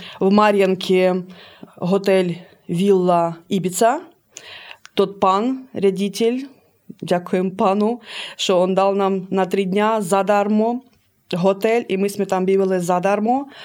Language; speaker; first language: Ukrainian; early bilingual, heritage; Slovak